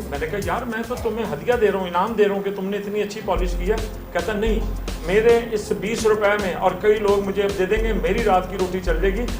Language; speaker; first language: Urdu; non-native, local second language; Punjabi